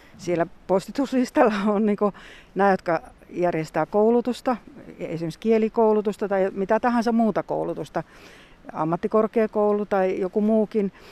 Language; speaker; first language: Finnish; native; Finnish